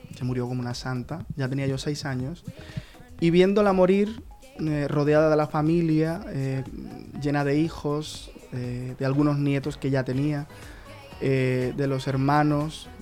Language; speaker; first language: Spanish; native; Spanish